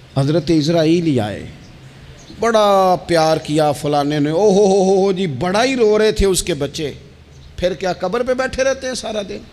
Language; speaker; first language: Urdu; non-native, local second language; Punjabi